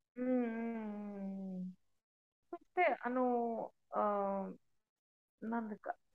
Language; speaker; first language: Japanese; non-native, learner; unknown